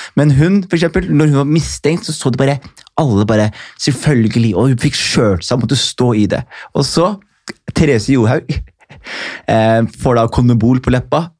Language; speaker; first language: Norwegian; early bilingual, other home language; Somali